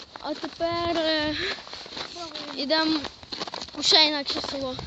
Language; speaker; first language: Ukrainian; native; Ukrainian